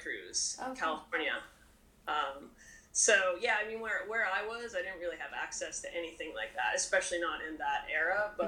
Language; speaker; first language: English; native; English